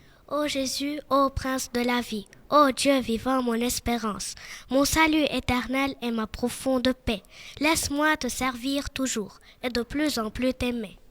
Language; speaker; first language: French; non-native, local second language; Arabic